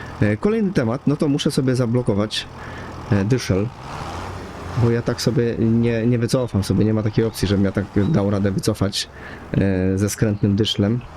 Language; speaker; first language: Polish; native; Polish